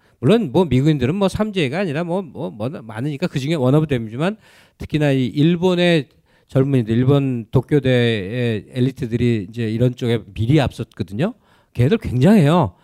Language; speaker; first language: Korean; native; Korean